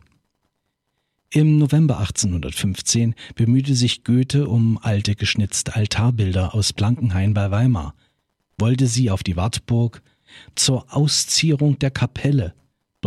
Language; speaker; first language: German; native; German